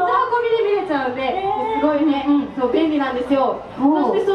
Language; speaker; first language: Japanese; native; Japanese